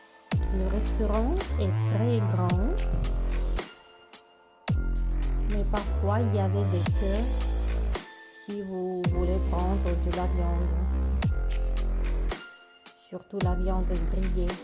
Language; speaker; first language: French; non-native, learner; Russian